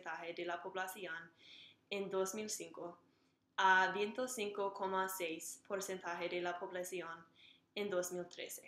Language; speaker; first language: Spanish; non-native, learner; English